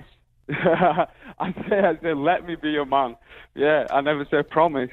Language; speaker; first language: English; native; English